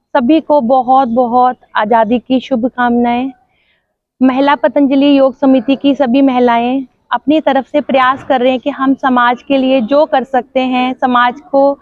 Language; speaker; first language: Hindi; non-native, local second language; Punjabi